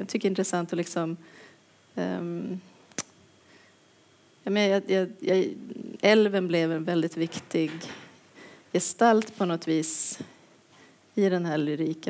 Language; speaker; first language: Swedish; native; Swedish